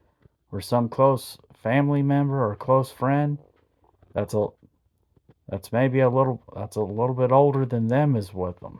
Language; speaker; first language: English; native; English